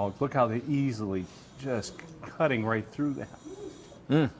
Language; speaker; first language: English; native; English